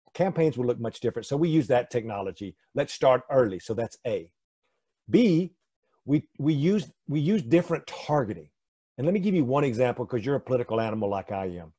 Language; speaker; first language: English; native; English